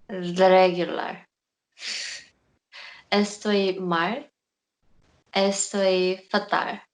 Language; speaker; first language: Spanish; non-native, learner; Korean